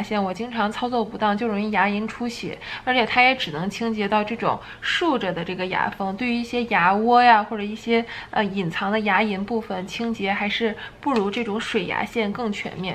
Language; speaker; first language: Chinese; native; Chinese